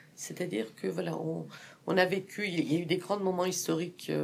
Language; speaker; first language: French; non-native, fluent; Persian